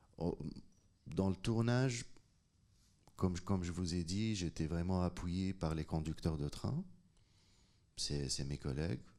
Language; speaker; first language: French; non-native, local second language; Arabic